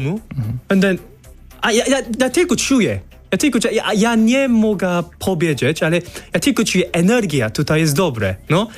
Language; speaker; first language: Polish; non-native, learner; Korean